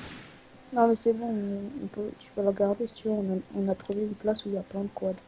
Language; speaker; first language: French; native; French